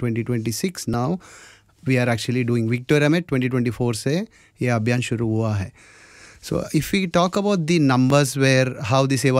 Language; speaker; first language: Hindi; non-native, local second language; Telugu